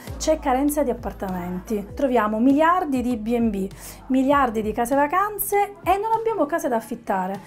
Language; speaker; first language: Italian; native; Italian